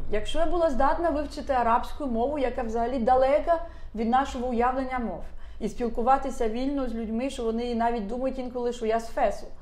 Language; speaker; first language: Ukrainian; non-native, local second language; Russian